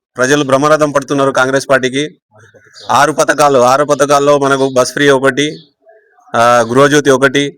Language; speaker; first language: Telugu; non-native, local second language; Lambadi